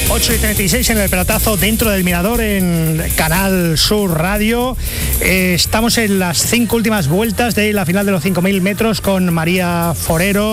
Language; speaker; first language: Spanish; native; Spanish